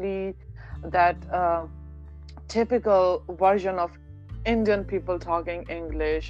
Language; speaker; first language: English; non-native, local second language; Hindi